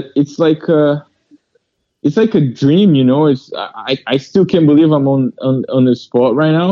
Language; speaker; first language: English; early bilingual, other home language; Portuguese